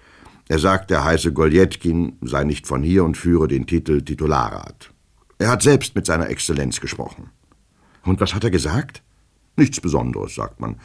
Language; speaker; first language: German; native; German